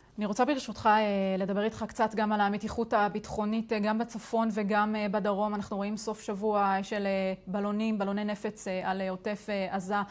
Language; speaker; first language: Hebrew; native; Hebrew